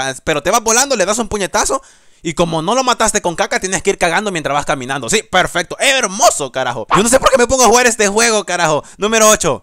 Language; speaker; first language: Spanish; native; Spanish